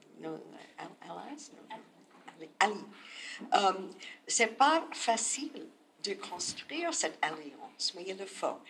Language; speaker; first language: French; non-native, learner; English